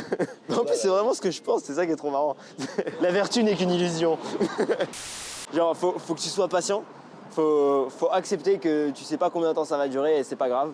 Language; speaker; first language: French; native; French